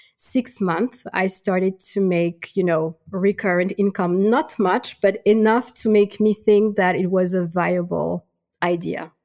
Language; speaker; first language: English; non-native, fluent; Malagasy